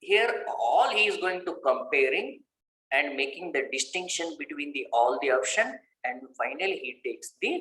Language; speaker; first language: English; non-native, local second language; Kannada